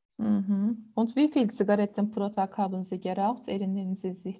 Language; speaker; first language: German; non-native, learner; Turkish